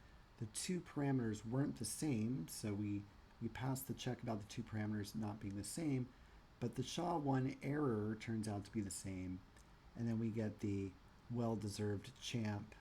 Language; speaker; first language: English; native; English